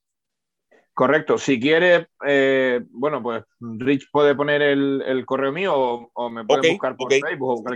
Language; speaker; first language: Spanish; native; Spanish